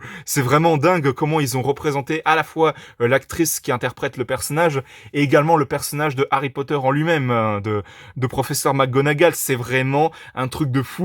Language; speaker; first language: French; native; French